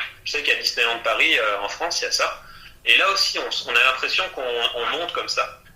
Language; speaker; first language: French; native; French